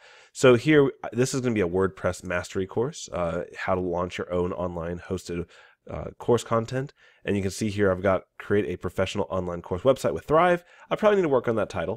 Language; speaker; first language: English; native; English